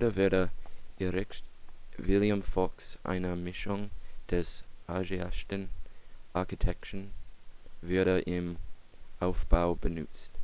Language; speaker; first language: German; non-native, learner; English